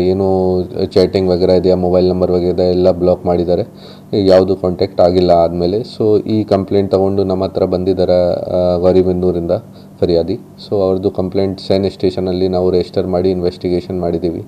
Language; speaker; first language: Kannada; non-native, local second language; Hindi